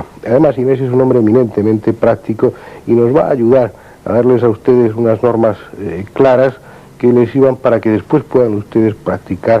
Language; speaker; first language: Spanish; native; Spanish